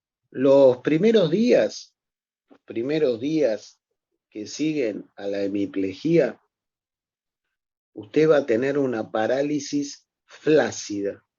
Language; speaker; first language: Spanish; native; Spanish